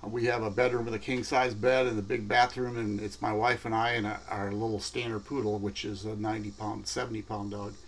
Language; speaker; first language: English; native; English